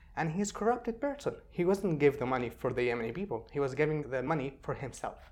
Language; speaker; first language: English; non-native, fluent; Arabic